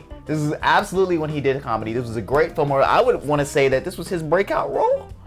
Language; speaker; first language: English; native; English